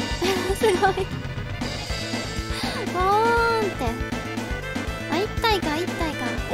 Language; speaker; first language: Japanese; native; Japanese